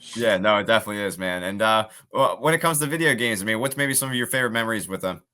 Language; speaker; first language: English; native; English